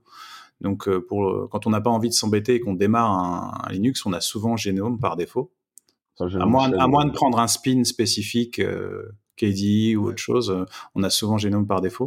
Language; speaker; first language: French; native; French